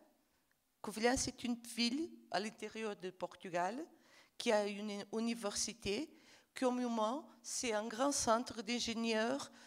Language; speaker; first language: French; non-native, fluent; Portuguese